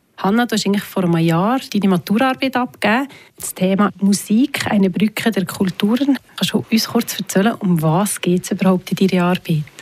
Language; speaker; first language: German; native; German